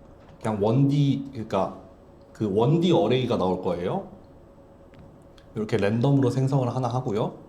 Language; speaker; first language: Korean; native; Korean